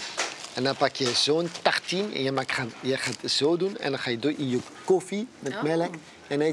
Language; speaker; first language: Dutch; non-native, fluent; French